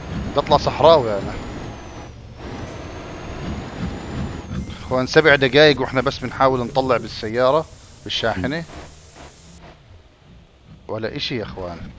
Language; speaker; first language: Arabic; native; Arabic